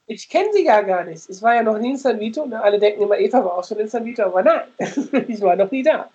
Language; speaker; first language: German; native; German